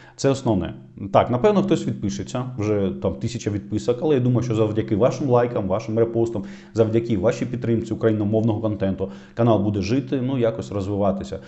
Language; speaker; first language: Ukrainian; non-native, local second language; Russian